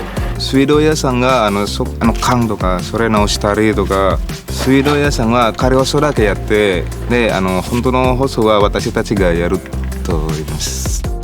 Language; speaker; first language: Japanese; non-native, learner; Indonesian